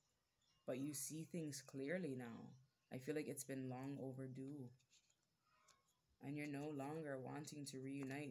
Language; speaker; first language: English; native; English